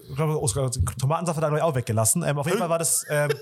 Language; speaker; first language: German; early bilingual, other home language; Vietnamese